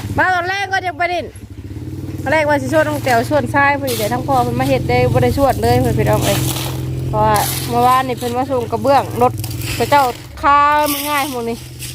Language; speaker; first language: Thai; native; Thai